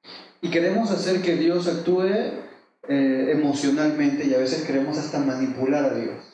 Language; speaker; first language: Spanish; native; Spanish